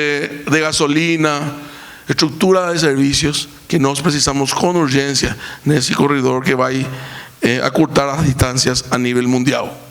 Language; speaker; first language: Portuguese; non-native, fluent; Spanish